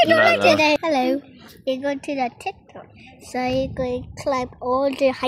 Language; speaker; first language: English; early bilingual, other home language; Nepali